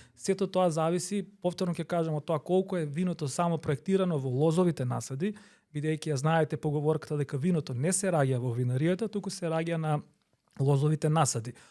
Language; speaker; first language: Macedonian; native; Macedonian